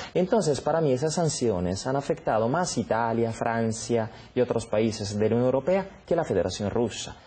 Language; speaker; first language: Spanish; non-native, fluent; Italian